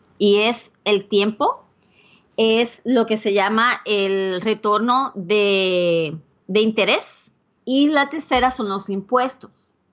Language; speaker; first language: Spanish; native; Spanish